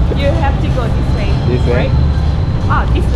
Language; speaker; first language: English; non-native, learner; Thai